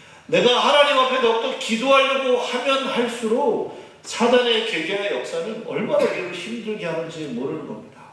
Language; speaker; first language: Korean; native; Korean